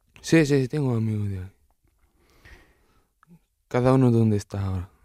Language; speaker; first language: Spanish; non-native, learner; Arabic